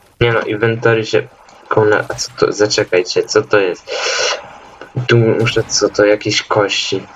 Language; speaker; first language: Polish; native; Polish